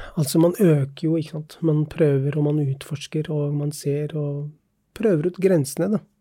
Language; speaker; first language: Norwegian; early bilingual, other home language; Urdu